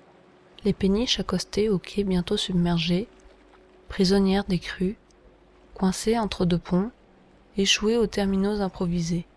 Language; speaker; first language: French; native; French